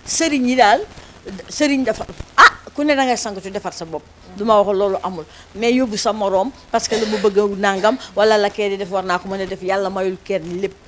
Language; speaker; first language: Wolof; non-native, local second language; Fula